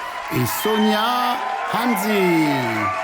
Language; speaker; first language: French; native; French